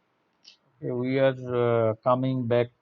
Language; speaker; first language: English; non-native, learner; Bangla